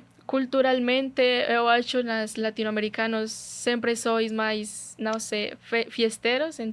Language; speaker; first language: Portuguese; non-native, learner; Spanish